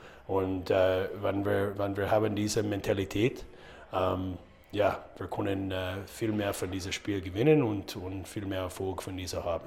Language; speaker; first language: German; non-native, learner; English